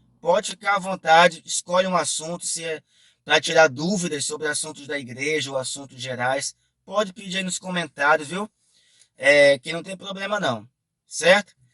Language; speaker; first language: Portuguese; native; Portuguese